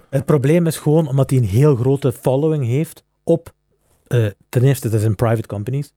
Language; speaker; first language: Dutch; native; Dutch